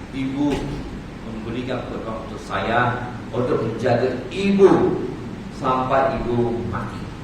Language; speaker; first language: Malay; non-native, local second language; Chinese